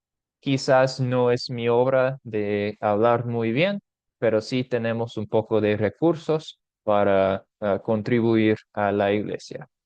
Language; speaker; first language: Spanish; non-native, fluent; English